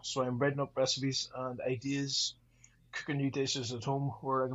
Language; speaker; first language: English; native; English